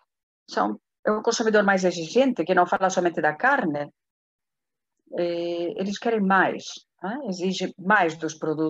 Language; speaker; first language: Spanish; non-native, fluent; Portuguese